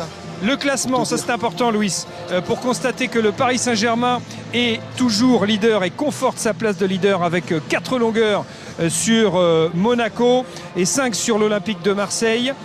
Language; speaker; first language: French; native; French